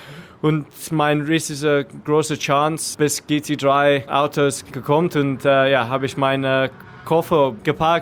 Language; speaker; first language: German; non-native, learner; English